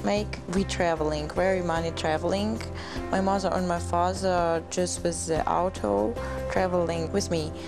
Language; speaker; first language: English; non-native, learner; German